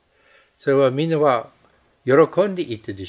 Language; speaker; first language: Japanese; non-native, fluent; English